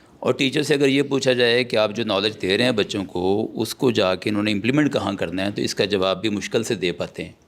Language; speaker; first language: Urdu; native; Urdu